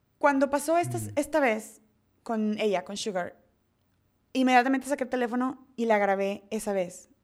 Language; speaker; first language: Spanish; early bilingual, heritage; Spanish